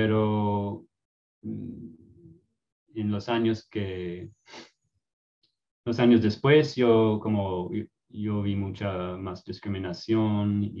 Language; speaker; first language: Spanish; non-native, fluent; English